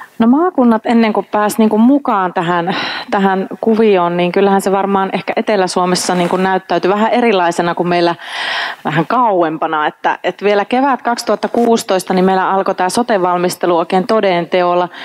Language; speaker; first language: Finnish; native; Finnish